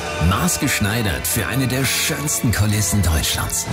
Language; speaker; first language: German; native; German